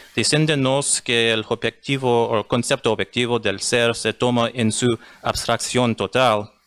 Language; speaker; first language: Spanish; non-native, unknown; English